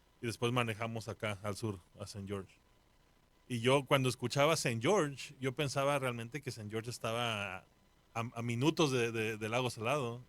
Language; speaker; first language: Spanish; native; Spanish